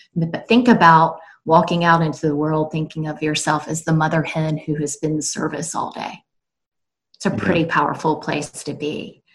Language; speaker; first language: English; native; English